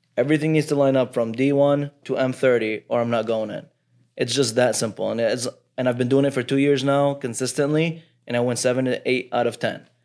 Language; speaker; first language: English; early bilingual, other home language; Arabic